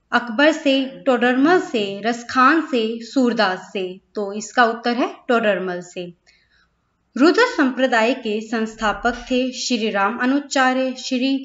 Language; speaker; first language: Hindi; native; Hindi